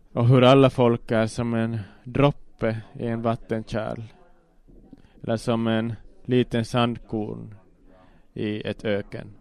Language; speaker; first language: Swedish; non-native, local second language; Finnish